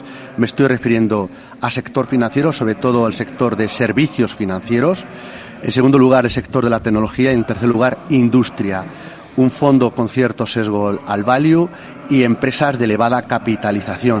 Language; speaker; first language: Spanish; native; Spanish